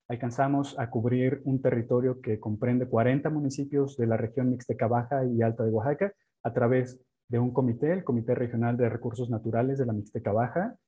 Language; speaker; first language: Spanish; native; Spanish